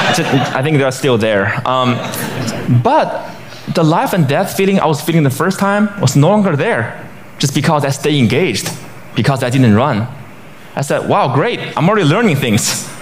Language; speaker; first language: English; non-native, fluent; Chinese